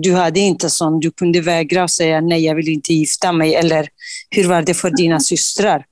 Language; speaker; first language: Swedish; non-native, fluent; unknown